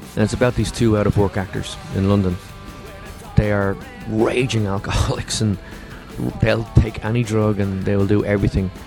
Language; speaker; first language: English; native; English